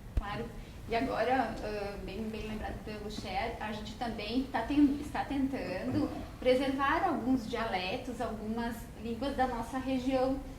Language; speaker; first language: Portuguese; native; Portuguese